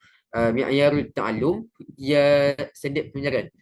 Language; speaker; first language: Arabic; non-native, learner; Malay